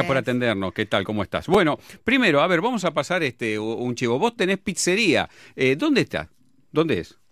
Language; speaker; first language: Spanish; native; Spanish